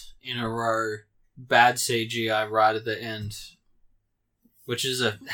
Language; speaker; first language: English; native; English